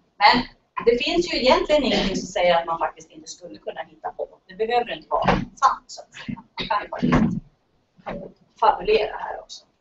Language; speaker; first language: Swedish; native; Swedish